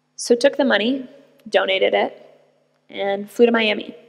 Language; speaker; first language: English; native; English